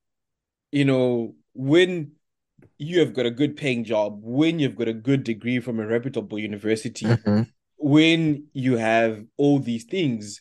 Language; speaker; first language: English; non-native, local second language; Shona